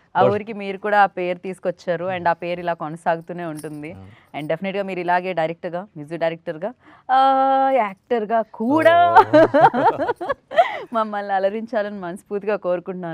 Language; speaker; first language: Telugu; native; Telugu